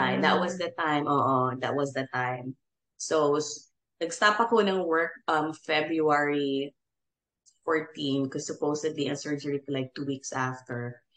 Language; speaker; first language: English; non-native, local second language; Filipino